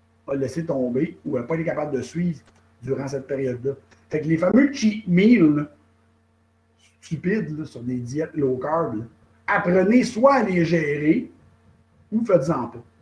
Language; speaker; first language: French; native; French